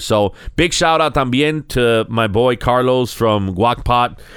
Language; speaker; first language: Spanish; early bilingual, heritage; Spanish